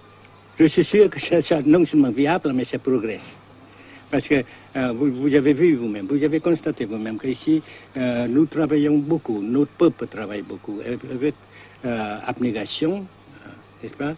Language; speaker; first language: French; non-native, local second language; Vietnamese